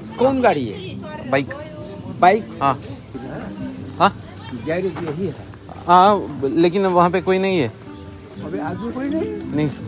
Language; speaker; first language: Hindi; non-native, local second language; Malayalam